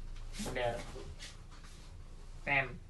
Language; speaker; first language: Korean; non-native, learner; Vietnamese